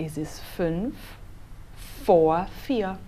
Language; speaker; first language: German; non-native, fluent; Portuguese